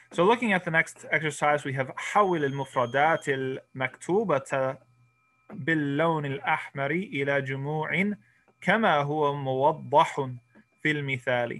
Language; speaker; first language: Arabic; non-native, fluent; English